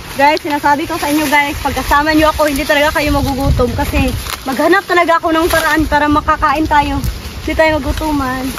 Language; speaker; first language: Filipino; non-native, local second language; Cebuano